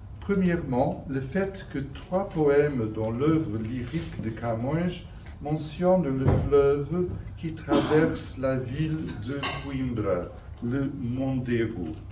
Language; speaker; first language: French; non-native, fluent; Portuguese